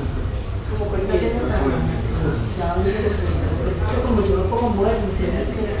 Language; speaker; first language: Spanish; native; Spanish